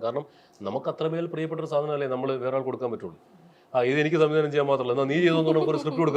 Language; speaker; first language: Malayalam; native; Malayalam